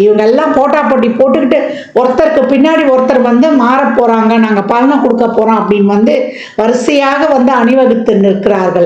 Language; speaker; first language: Tamil; native; Tamil